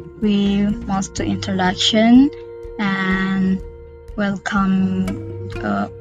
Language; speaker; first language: English; non-native, learner; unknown